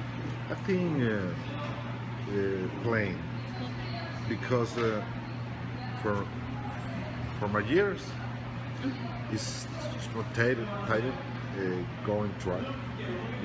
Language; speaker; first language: English; non-native, learner; Spanish